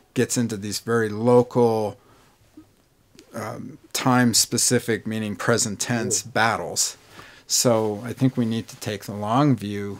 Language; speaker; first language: English; native; English